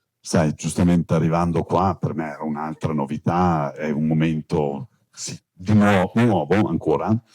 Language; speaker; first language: Italian; non-native, fluent; Turkish